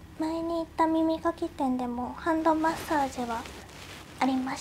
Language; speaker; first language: Japanese; native; Japanese